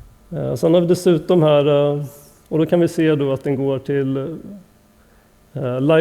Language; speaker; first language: Swedish; native; Swedish